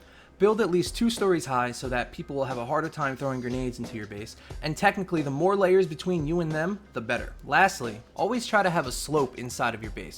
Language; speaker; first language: English; native; English